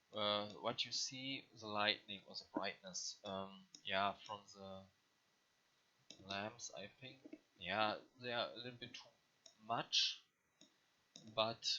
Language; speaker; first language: English; non-native, learner; German